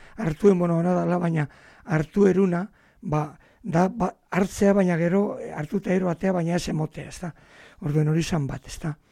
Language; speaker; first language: Basque; native; Basque